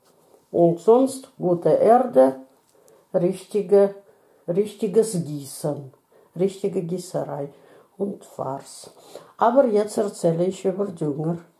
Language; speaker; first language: German; non-native, fluent; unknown